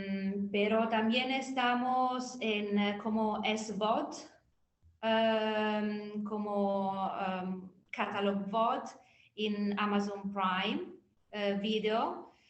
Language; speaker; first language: Spanish; non-native, fluent; Italian